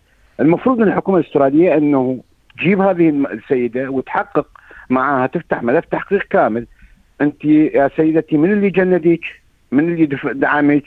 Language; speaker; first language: Arabic; native; Arabic